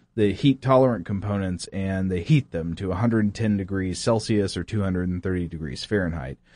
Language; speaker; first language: English; native; English